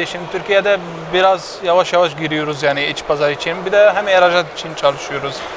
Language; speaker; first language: Turkish; non-native, fluent; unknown